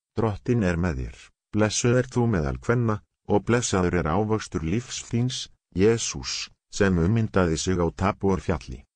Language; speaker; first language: Icelandic; non-native, learner; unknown